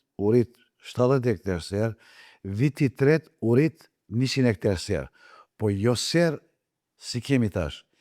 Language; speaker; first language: Albanian; non-native, local second language; Turkish